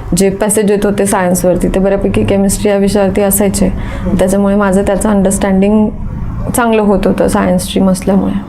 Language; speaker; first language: Marathi; native; Marathi